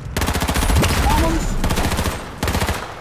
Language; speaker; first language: English; native; English